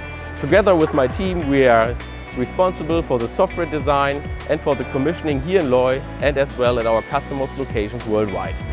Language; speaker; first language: English; non-native, fluent; German